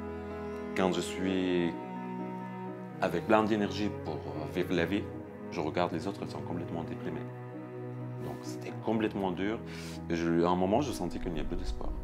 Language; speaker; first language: French; non-native, learner; Arabic